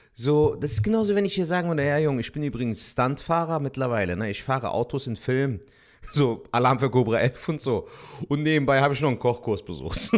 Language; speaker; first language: German; early bilingual, other home language; Turkish